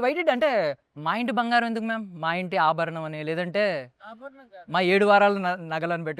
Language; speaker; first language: Telugu; native; Telugu